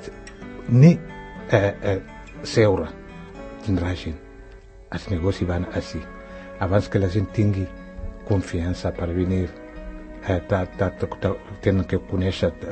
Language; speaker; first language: Catalan; non-native, fluent; Wolof